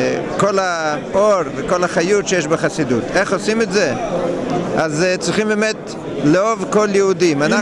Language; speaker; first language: Hebrew; non-native, fluent; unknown